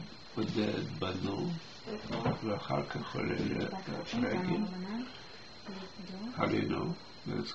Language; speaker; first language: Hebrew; non-native, learner; English